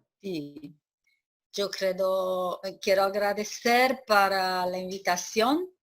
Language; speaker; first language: Spanish; non-native, learner; Italian